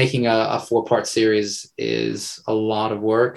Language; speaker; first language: English; native; English